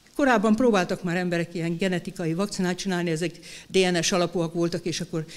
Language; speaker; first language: Hungarian; native; Hungarian